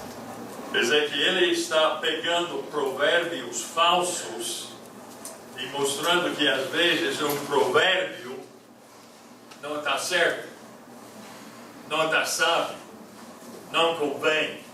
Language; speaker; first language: Portuguese; non-native, fluent; English